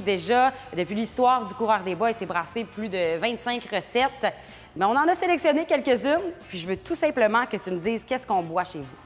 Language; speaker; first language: French; native; French